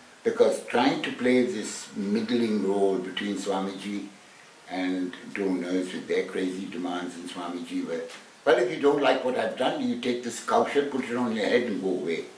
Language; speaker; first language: English; non-native, local second language; Hindi